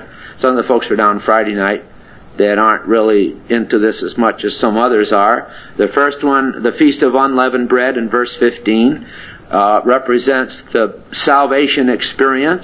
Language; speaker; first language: English; native; English